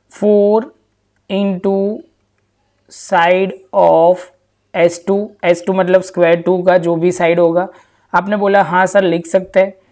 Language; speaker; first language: Hindi; non-native, local second language; Gujarati